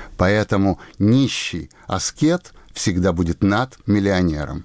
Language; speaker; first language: Russian; native; Russian